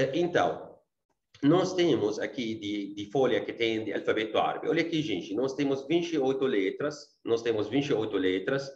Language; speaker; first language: Portuguese; non-native, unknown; Arabic